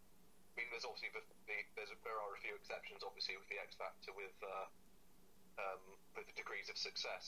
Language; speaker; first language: English; native; English